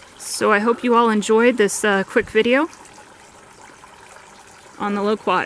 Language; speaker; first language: English; native; English